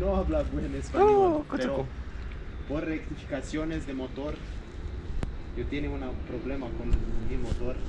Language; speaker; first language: Spanish; non-native, learner; Romanian